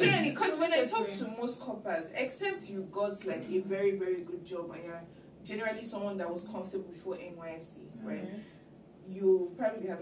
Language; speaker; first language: English; non-native, local second language; Yoruba